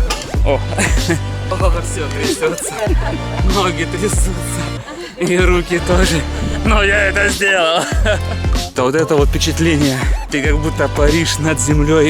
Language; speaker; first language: Russian; native; Russian